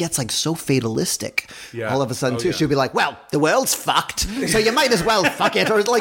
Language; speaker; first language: English; native; English